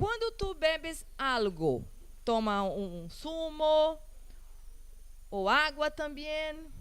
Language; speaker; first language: Portuguese; non-native, learner; Spanish